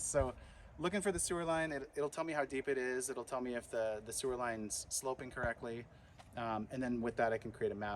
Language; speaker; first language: English; native; English